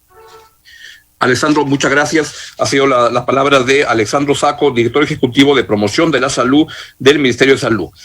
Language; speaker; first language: Spanish; native; Spanish